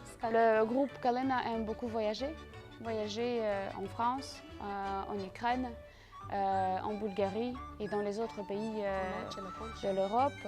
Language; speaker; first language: French; non-native, local second language; Ukrainian